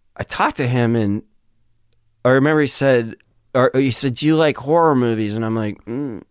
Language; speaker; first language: English; native; English